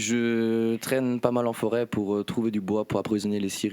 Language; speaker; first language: French; native; French